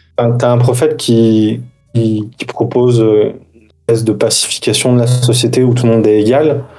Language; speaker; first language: French; native; French